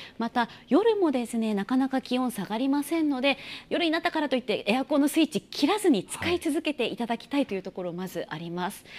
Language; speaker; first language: Japanese; native; Japanese